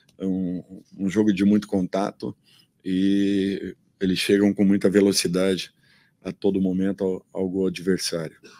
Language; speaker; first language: Portuguese; native; Portuguese